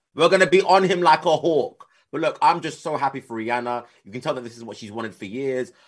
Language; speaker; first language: English; native; English